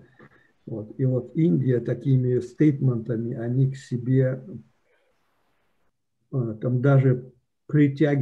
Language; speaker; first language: Russian; native; Russian